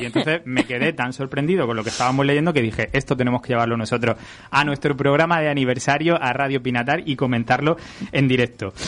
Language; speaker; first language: Spanish; native; Spanish